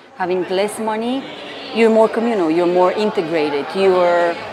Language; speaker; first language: English; non-native, fluent; Bulgarian